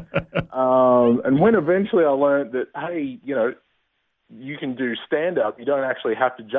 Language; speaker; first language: English; native; English